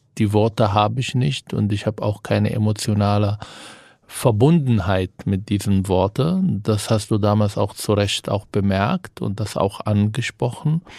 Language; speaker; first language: German; non-native, fluent; Arabic